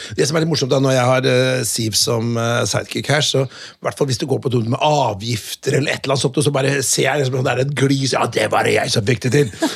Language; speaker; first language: Norwegian; native; Norwegian